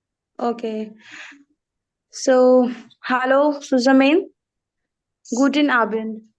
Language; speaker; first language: German; non-native, learner; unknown